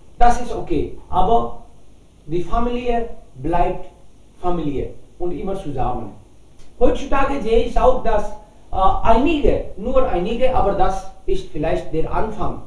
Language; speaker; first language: German; non-native, learner; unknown